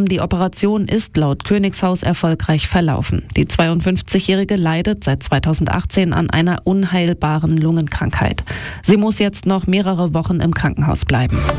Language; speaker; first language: German; native; German